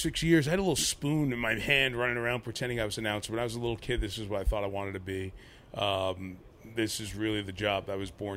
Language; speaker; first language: English; native; English